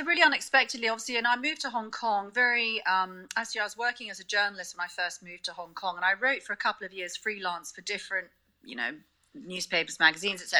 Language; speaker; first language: English; native; English